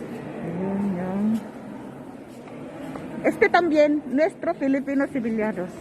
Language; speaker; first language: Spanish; non-native, learner; Filipino